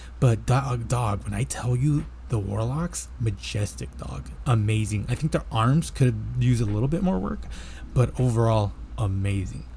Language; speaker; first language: English; native; English